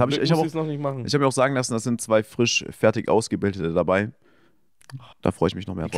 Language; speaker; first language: German; native; German